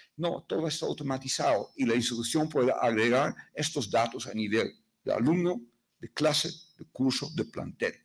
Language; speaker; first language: Spanish; non-native, fluent; Dutch